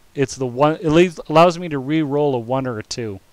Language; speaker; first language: English; native; English